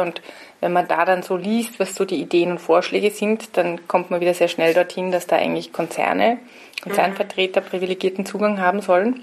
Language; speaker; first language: German; native; German